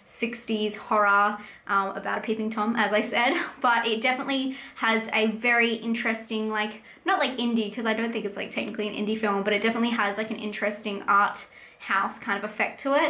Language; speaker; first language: English; native; English